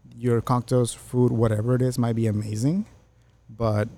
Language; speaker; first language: English; early bilingual, other home language; Spanish